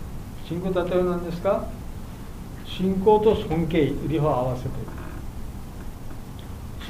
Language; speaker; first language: Japanese; non-native, learner; Bangla